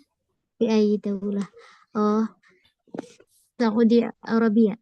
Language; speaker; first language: Arabic; non-native, learner; Indonesian